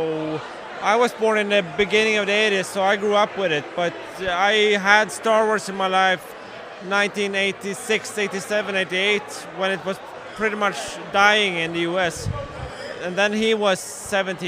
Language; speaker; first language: English; non-native, fluent; Swedish